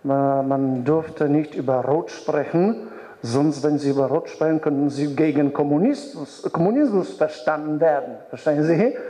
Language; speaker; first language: German; non-native, fluent; Polish